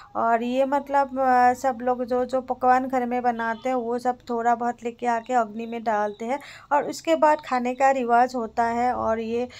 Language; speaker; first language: Hindi; non-native, local second language; Assamese